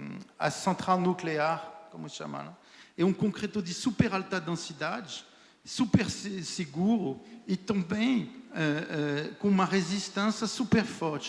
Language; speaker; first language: Portuguese; non-native, fluent; French